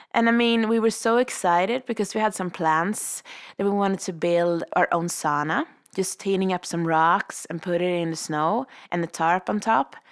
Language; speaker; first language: English; non-native, fluent; Swedish